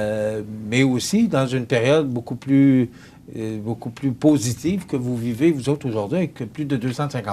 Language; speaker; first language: French; native; French